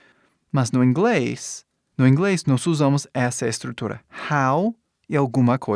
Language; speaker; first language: Portuguese; non-native, fluent; English